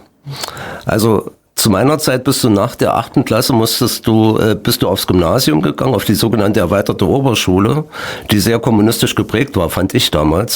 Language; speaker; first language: German; native; German